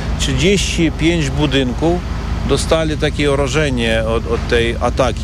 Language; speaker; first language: Polish; non-native, learner; Ukrainian